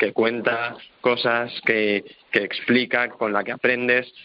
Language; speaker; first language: Spanish; native; Spanish